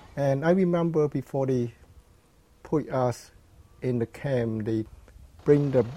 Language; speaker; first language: English; non-native, fluent; Khmer